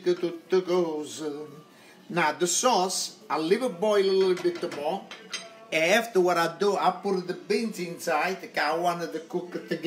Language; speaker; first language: English; non-native, local second language; Italian